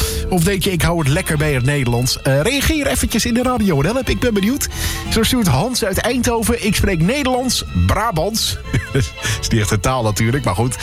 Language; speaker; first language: Dutch; native; Dutch